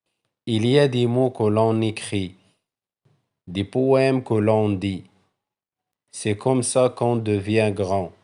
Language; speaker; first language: French; non-native, local second language; Arabic